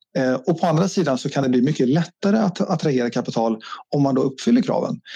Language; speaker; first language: Swedish; native; Swedish